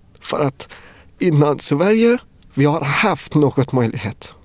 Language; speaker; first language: Swedish; non-native, fluent; Persian